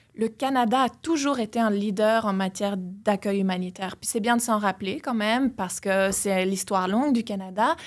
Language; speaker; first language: French; native; French